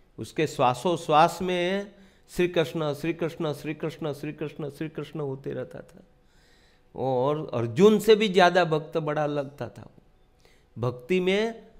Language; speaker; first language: Hindi; non-native, local second language; Gujarati